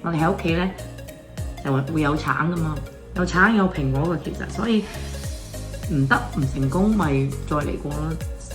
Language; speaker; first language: Cantonese; early bilingual, heritage; Cantonese